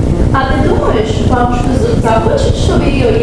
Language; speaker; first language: Russian; non-native, learner; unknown